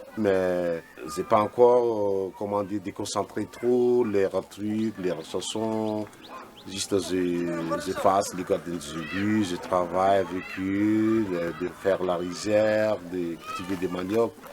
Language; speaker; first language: French; non-native, local second language; Malagasy